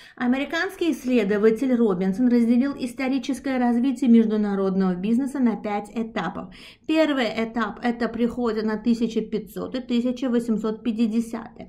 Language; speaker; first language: Russian; non-native, local second language; Uzbek